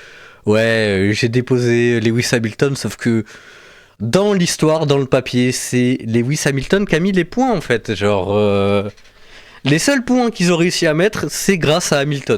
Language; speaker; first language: French; native; French